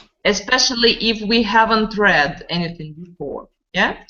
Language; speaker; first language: English; non-native, fluent; Russian